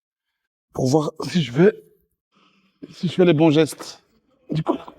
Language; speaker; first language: French; native; French